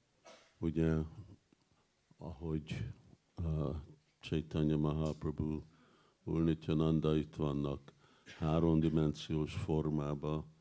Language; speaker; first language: Hungarian; early bilingual, heritage; Hungarian